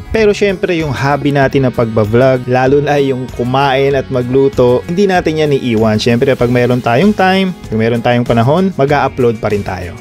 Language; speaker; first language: Filipino; native; Filipino